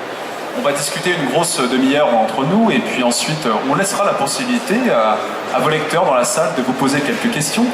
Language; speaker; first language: French; native; French